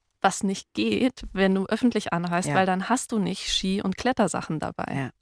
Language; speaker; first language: German; native; German